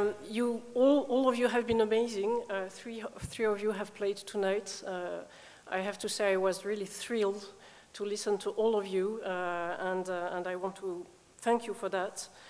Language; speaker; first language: English; non-native, fluent; French